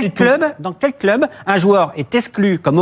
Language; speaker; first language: French; native; French